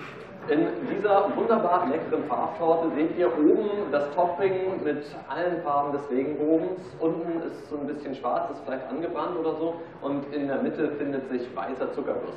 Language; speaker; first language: German; native; German